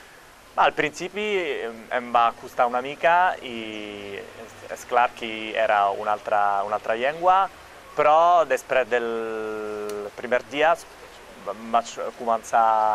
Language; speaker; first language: Catalan; non-native, fluent; Italian